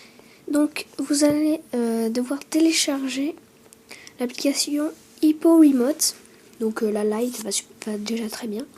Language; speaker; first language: French; native; French